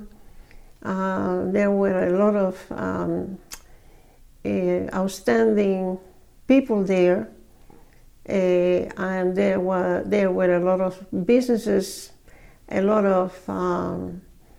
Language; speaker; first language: English; non-native, fluent; Spanish